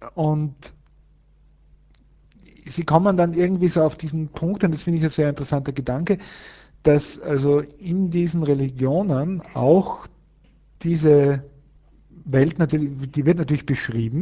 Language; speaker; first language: German; native; German